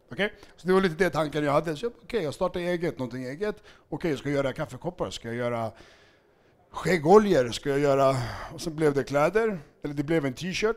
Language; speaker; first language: Swedish; early bilingual, other home language; Serbian